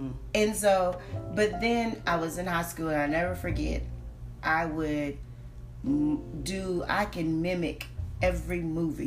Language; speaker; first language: English; native; English